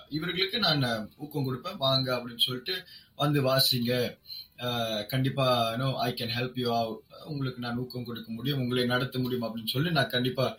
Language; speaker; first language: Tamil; non-native, local second language; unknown